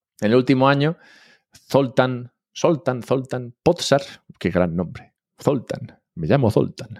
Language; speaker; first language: Spanish; native; Spanish